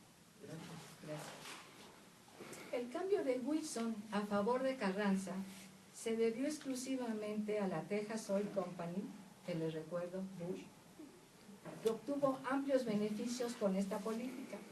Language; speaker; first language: Spanish; native; Spanish